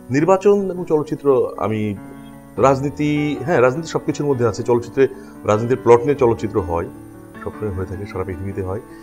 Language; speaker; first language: Bangla; native; Bangla